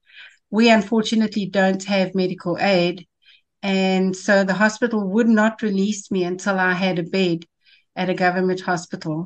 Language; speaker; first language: English; native; English